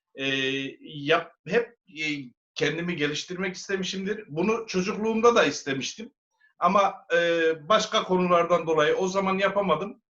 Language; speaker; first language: Turkish; native; Turkish